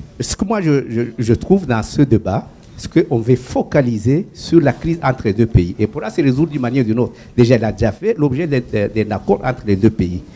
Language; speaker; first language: French; non-native, local second language; Kinyarwanda